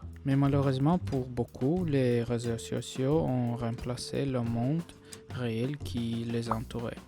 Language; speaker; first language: French; non-native, learner; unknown